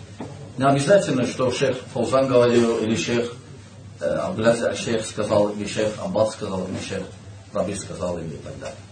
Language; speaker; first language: Russian; non-native, learner; Azerbaijani